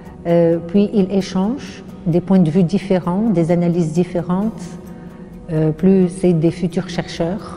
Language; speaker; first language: French; non-native, local second language; Arabic